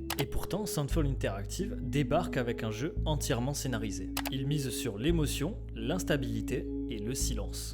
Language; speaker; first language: French; native; French